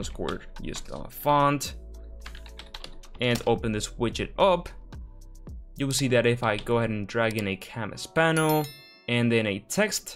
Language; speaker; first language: English; non-native, fluent; Spanish